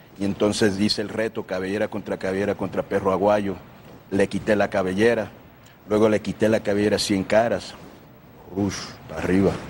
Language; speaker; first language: Spanish; early bilingual, heritage; Spanish